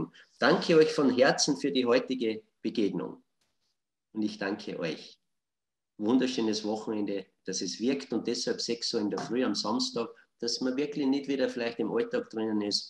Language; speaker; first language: German; native; German